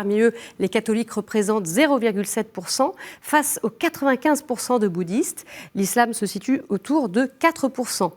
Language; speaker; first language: French; native; French